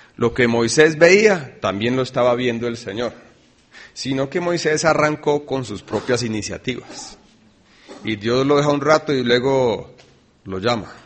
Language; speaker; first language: Spanish; early bilingual, other home language; English